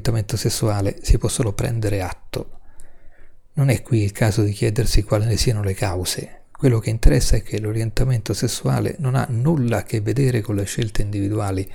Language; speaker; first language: Italian; native; Italian